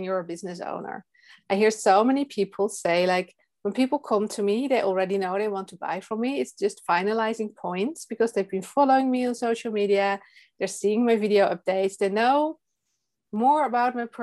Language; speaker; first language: English; non-native, fluent; Dutch